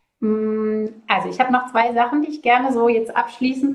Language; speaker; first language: German; native; German